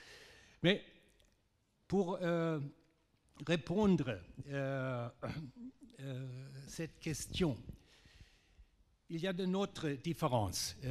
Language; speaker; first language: French; non-native, fluent; German